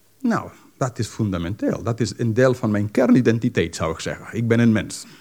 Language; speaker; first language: Dutch; non-native, fluent; English